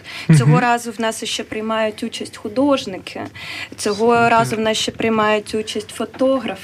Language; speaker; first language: Ukrainian; native; Ukrainian